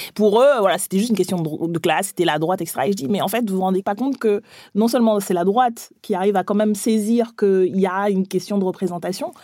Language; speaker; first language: French; early bilingual, other home language; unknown